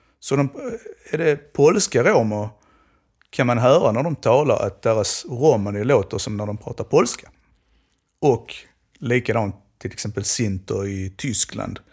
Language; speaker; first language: Swedish; native; Swedish